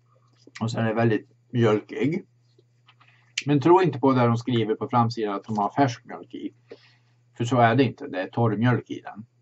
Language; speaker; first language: Swedish; native; Swedish